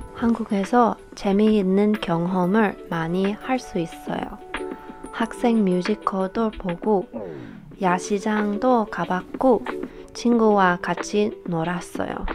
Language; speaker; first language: Korean; non-native, learner; English